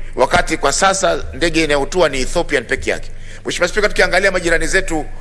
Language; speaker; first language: Swahili; native; Swahili